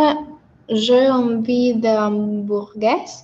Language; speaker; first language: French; non-native, learner; Spanish